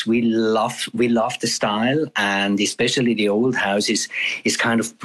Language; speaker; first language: English; non-native, fluent; German